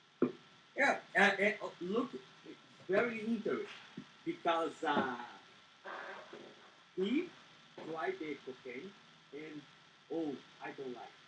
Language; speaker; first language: English; non-native, learner; Portuguese